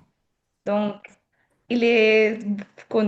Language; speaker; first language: French; non-native, learner; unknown